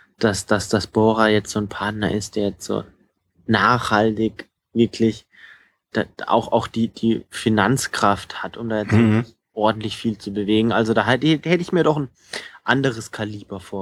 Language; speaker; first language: German; native; German